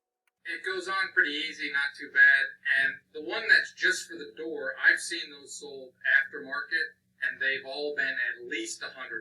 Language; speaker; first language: English; native; English